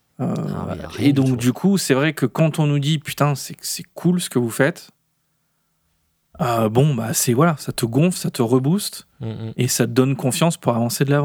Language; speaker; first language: French; native; French